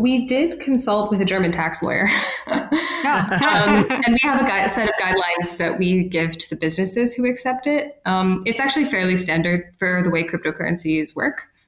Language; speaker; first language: English; native; English